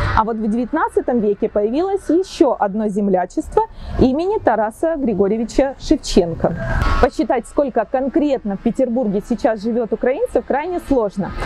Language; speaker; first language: Russian; native; Russian